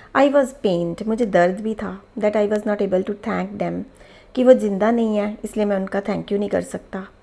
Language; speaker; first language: Hindi; native; Hindi